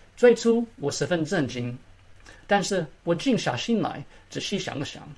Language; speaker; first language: Chinese; early bilingual, heritage; Chinese